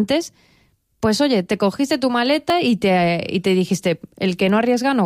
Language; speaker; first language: Spanish; native; Spanish